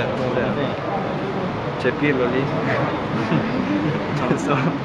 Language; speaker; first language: Italian; non-native, fluent; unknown